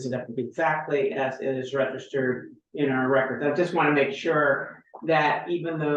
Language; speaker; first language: English; native; English